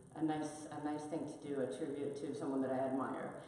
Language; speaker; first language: English; non-native, fluent; Spanish